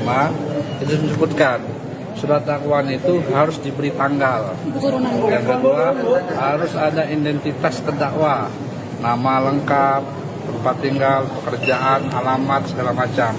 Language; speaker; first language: Indonesian; native; Indonesian